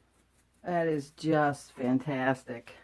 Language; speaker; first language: English; native; English